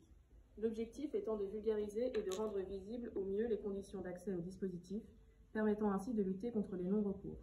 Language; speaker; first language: French; native; French